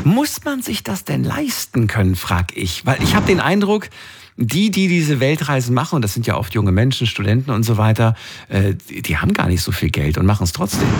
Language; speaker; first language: German; native; German